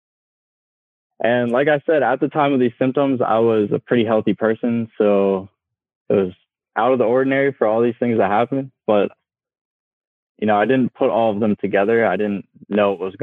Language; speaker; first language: English; native; English